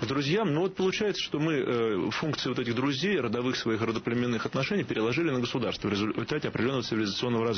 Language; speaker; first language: Russian; native; Russian